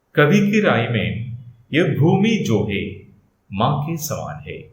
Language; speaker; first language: Hindi; non-native, local second language; Malayalam